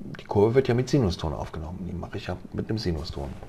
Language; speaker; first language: German; native; German